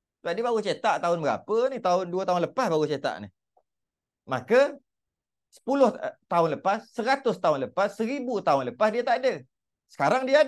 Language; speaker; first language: Malay; native; Malay